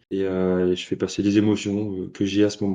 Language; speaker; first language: French; native; French